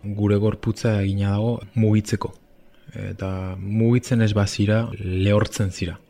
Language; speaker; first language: Basque; non-native, local second language; Spanish